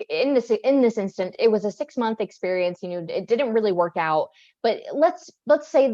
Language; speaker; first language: English; native; English